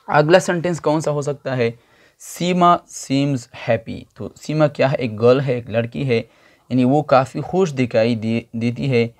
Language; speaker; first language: Urdu; non-native, local second language; Pashto